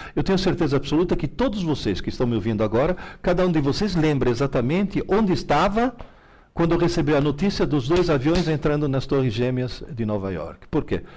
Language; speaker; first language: Portuguese; early bilingual, other home language; Italian